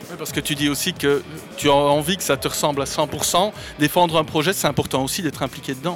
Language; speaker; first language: French; native; French